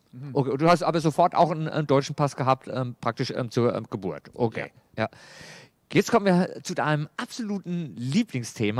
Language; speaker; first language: German; native; German